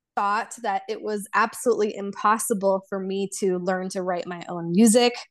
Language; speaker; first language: English; early bilingual, other home language; Polish